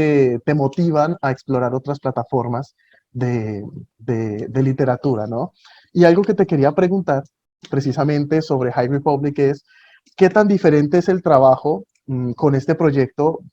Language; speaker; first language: Spanish; native; Spanish